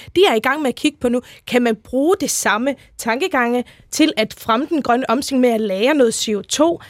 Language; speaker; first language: Danish; native; Danish